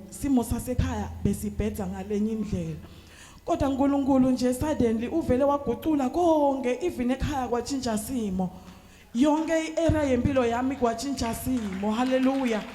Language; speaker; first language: Zulu; non-native, local second language; Swati